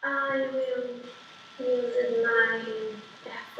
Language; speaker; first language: English; non-native, learner; Portuguese